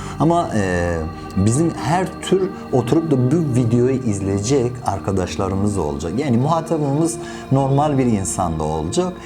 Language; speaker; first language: Turkish; non-native, fluent; Persian